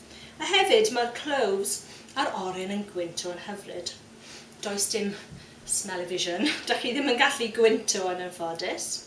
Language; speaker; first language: Welsh; non-native, fluent; English